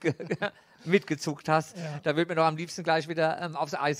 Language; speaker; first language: German; native; German